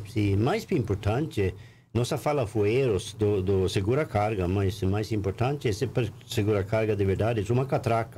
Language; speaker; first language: Portuguese; non-native, learner; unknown